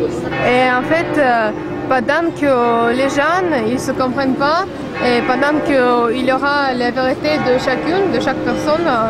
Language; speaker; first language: French; non-native, fluent; Russian